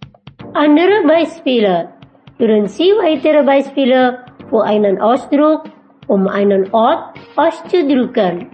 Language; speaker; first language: German; non-native, fluent; Indonesian